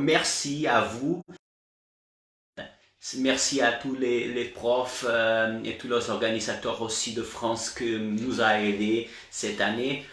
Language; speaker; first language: French; non-native, learner; Portuguese